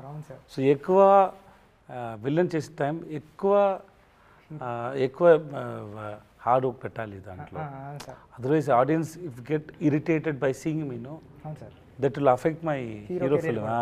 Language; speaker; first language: Telugu; non-native, learner; Tamil